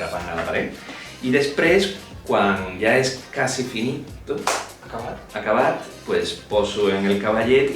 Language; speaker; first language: Catalan; non-native, local second language; Spanish